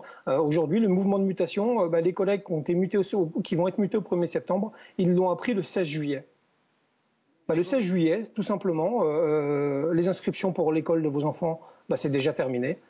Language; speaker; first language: French; native; French